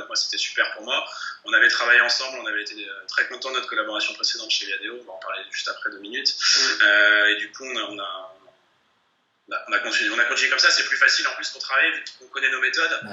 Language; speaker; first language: French; native; French